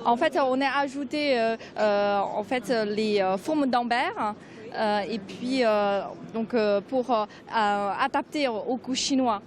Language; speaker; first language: French; non-native, fluent; Chinese